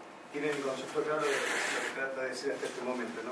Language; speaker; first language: Spanish; native; Spanish